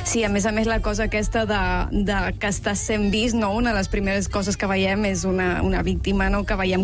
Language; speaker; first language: Catalan; native; Catalan